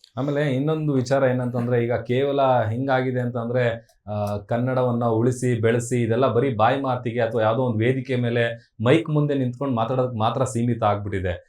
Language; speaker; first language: Kannada; native; Kannada